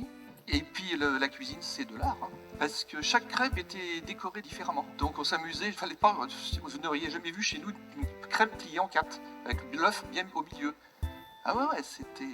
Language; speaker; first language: French; native; French